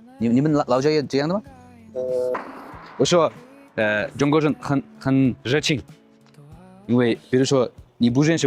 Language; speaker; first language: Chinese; non-native, learner; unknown